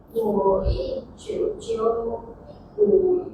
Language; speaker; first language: Chinese; non-native, learner; Indonesian